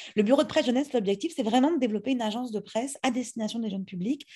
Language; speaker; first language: French; native; French